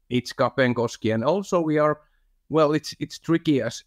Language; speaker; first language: English; non-native, fluent; Finnish